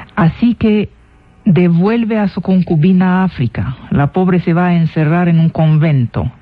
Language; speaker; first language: Spanish; non-native, fluent; Arabic